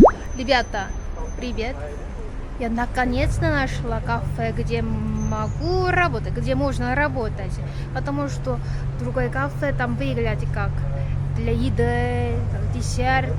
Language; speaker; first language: Russian; non-native, learner; Korean